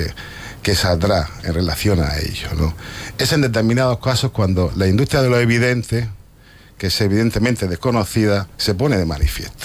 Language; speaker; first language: Spanish; native; Spanish